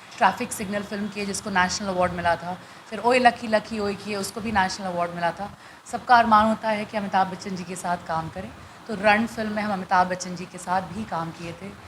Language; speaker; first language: Hindi; non-native, local second language; Bhojpuri